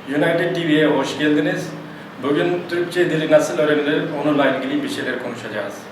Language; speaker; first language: Turkish; non-native, fluent; Urdu